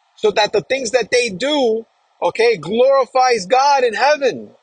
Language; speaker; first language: English; native; English